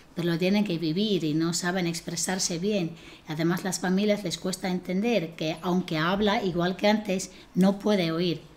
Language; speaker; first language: Spanish; non-native, fluent; Estonian